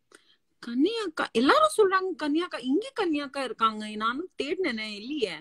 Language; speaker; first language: Tamil; non-native, local second language; Assamese